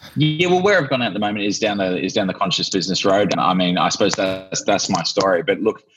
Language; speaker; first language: English; native; English